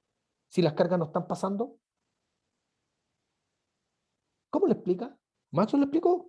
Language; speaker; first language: Spanish; native; Spanish